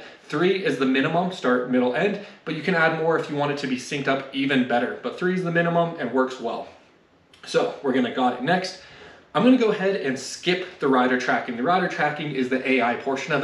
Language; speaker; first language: English; native; English